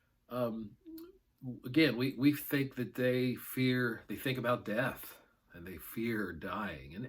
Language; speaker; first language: English; native; English